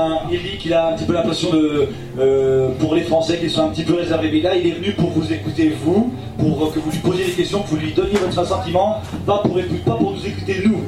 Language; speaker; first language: French; native; French